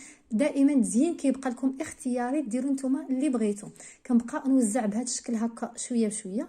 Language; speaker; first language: Arabic; native; Arabic